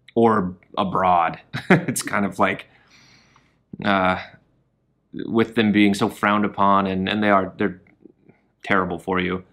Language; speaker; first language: English; native; English